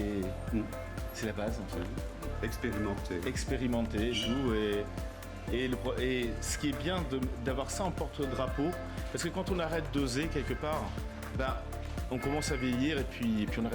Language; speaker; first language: French; native; French